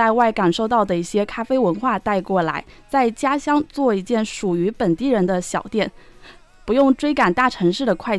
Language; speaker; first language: Chinese; native; Chinese